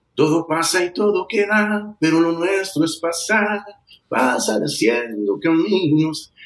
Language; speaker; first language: Spanish; native; Spanish